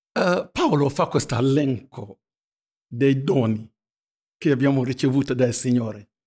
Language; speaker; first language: Italian; non-native, fluent; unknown